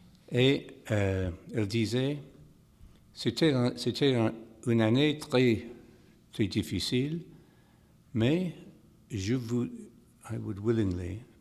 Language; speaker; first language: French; non-native, fluent; English